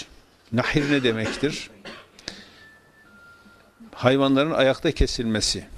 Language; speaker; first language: Turkish; native; Turkish